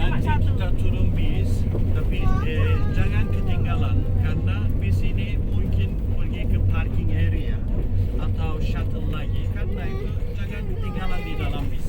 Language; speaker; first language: Indonesian; non-native, fluent; Turkish